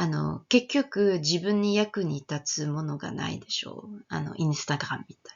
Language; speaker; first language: Japanese; non-native, fluent; French